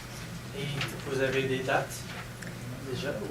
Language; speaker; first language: French; non-native, local second language; English